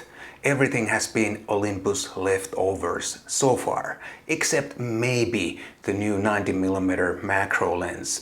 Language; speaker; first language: English; non-native, fluent; Finnish